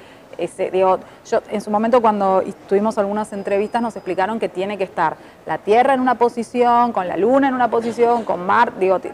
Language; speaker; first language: Spanish; native; Spanish